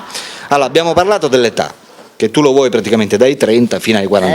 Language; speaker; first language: Italian; native; Italian